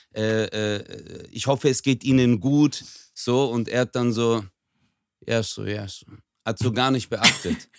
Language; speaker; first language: German; early bilingual, other home language; Turkish